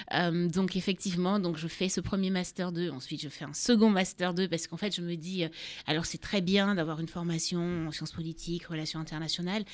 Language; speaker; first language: French; native; French